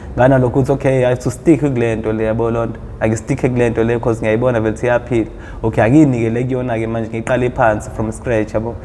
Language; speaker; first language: Zulu; native; Zulu